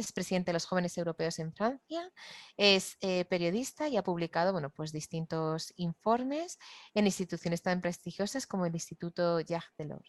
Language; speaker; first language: Spanish; native; Spanish